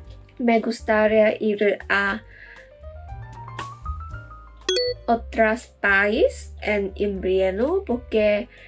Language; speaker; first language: Spanish; non-native, learner; Malay